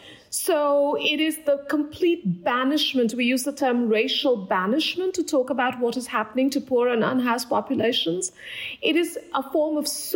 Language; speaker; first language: English; non-native, local second language; Bangla